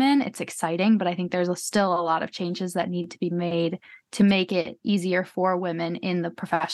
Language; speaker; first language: English; native; English